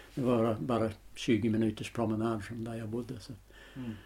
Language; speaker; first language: Swedish; non-native, fluent; English